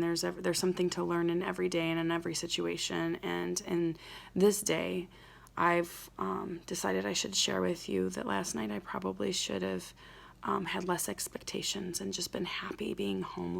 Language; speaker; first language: English; native; English